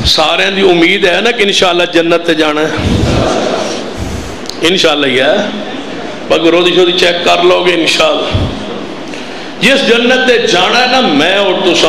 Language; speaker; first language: Urdu; non-native, local second language; Punjabi